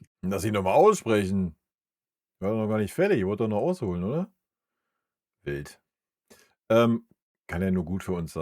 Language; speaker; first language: German; native; German